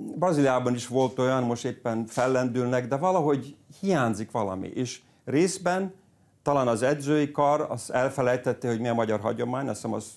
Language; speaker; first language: Hungarian; early bilingual, heritage; Portuguese